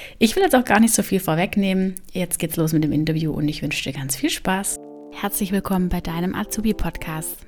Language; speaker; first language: German; native; German